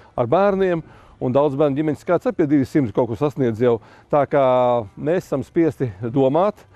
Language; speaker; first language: Latvian; native; Latvian